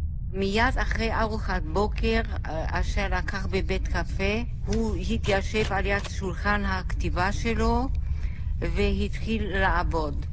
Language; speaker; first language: Hebrew; non-native, fluent; German